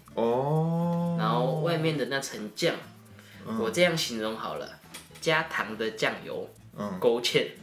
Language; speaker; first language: Chinese; native; Chinese